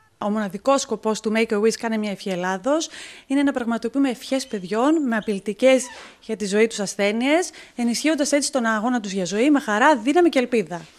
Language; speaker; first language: Greek; native; Greek